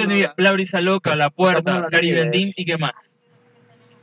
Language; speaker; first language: Spanish; native; Spanish